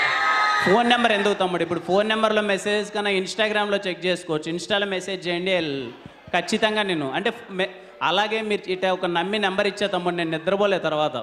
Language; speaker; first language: Telugu; native; Telugu